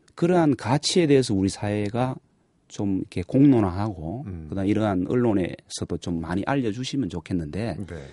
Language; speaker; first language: Korean; native; Korean